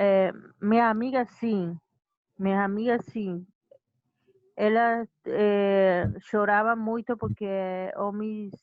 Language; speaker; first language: Portuguese; non-native, learner; Spanish